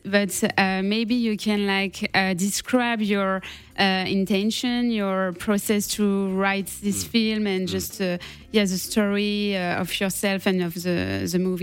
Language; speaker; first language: English; non-native, learner; French